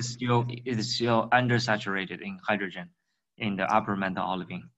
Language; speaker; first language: English; non-native, fluent; Chinese